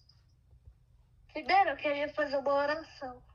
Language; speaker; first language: Portuguese; early bilingual, heritage; Portuguese